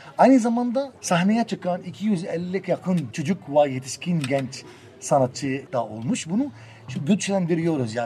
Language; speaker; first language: Turkish; non-native, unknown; Arabic